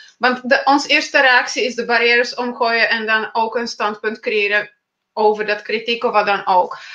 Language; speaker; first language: Dutch; non-native, fluent; Czech